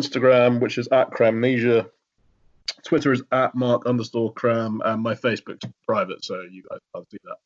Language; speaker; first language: English; native; English